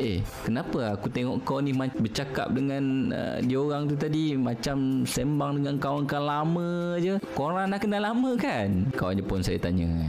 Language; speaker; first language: Malay; native; Malay